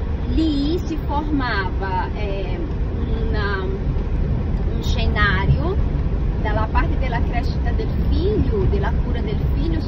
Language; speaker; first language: Italian; non-native, fluent; Portuguese